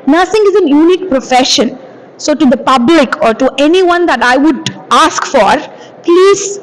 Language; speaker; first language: English; non-native, local second language; Tamil